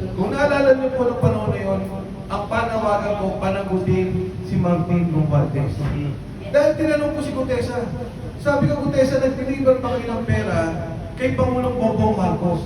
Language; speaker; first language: Filipino; native; Filipino